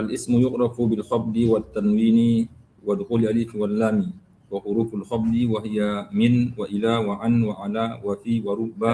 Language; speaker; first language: Arabic; non-native, learner; Indonesian